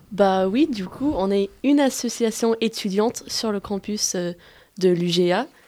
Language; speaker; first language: French; non-native, fluent; English